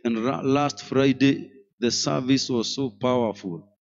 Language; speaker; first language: English; non-native, local second language; Swahili